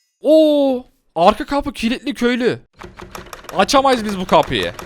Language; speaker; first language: Turkish; native; Turkish